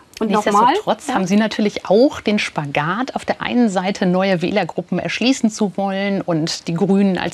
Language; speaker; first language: German; native; German